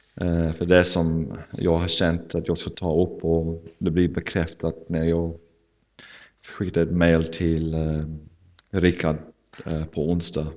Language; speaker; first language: Swedish; non-native, fluent; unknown